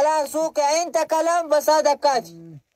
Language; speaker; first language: Arabic; non-native, learner; Pashto